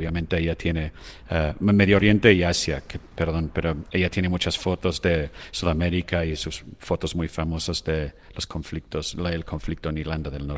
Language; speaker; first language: Spanish; non-native, fluent; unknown